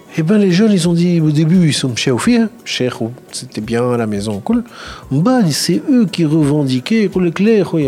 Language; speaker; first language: French; non-native, local second language; Arabic